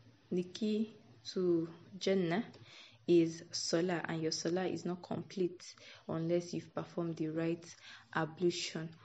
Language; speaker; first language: English; non-native, local second language; Yoruba